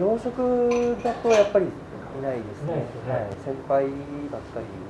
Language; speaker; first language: Japanese; native; Japanese